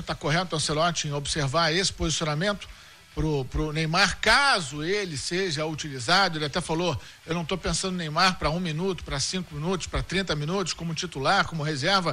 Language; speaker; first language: Portuguese; native; Portuguese